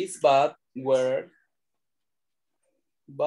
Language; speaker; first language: English; non-native, learner; Spanish